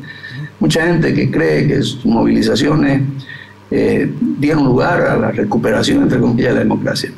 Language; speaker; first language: Spanish; native; Spanish